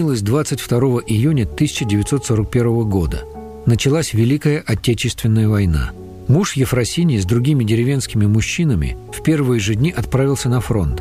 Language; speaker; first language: Russian; native; Russian